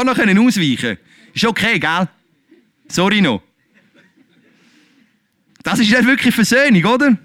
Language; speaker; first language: German; native; German